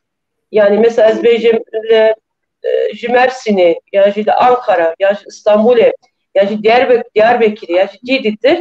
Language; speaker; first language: Turkish; non-native, local second language; Kurdish